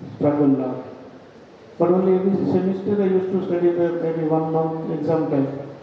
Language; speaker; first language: English; non-native, local second language; Telugu